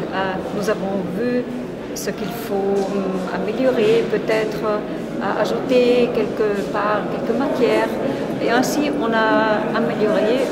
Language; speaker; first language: French; non-native, fluent; Spanish